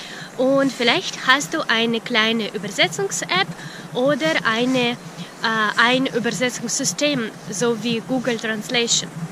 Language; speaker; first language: German; non-native, fluent; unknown